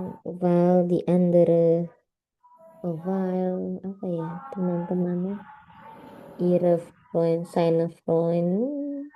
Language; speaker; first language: German; non-native, learner; Indonesian